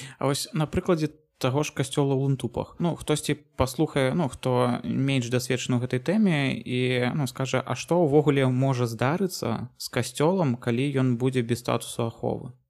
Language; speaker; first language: Belarusian; non-native, local second language; Russian